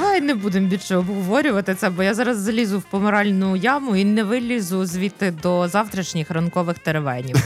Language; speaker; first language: Ukrainian; native; Ukrainian